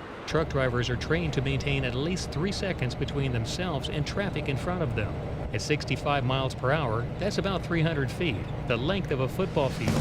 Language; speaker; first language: English; native; English